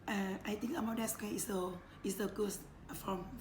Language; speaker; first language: English; non-native, learner; Thai